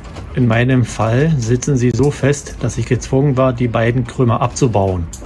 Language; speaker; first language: German; native; German